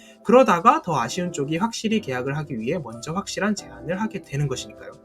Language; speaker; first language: Korean; native; Korean